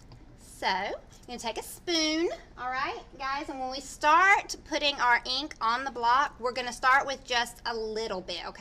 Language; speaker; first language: English; native; English